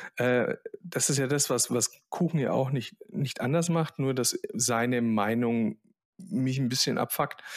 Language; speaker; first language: German; early bilingual, other home language; Polish